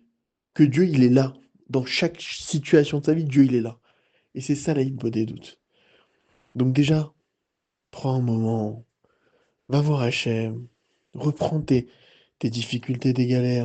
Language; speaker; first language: French; native; French